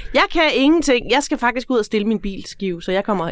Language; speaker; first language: Danish; native; Danish